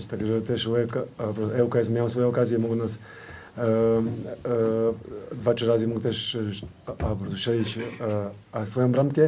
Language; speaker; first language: Polish; non-native, fluent; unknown